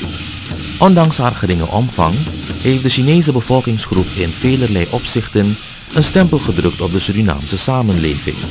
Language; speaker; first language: Dutch; native; Dutch